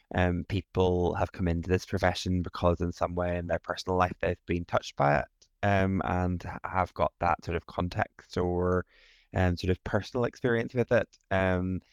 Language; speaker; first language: English; native; English